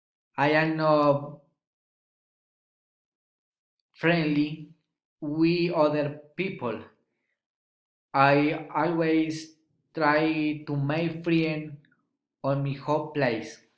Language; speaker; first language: English; non-native, learner; Spanish